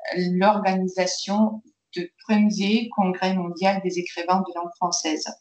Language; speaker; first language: French; non-native, fluent; Ukrainian